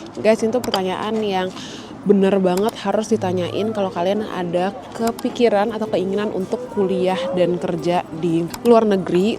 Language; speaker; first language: Indonesian; native; Indonesian